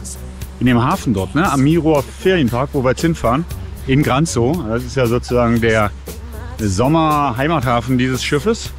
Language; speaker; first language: German; native; German